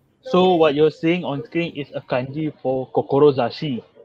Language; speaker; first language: English; non-native, local second language; Malay